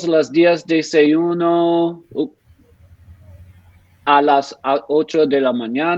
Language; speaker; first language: Spanish; non-native, learner; English